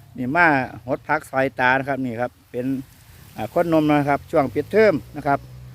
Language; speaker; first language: Thai; non-native, local second language; Northeastern Thai